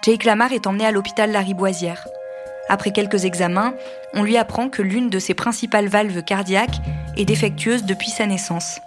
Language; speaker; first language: French; native; French